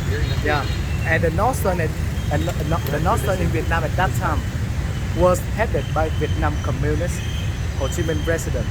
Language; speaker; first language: English; non-native, learner; Vietnamese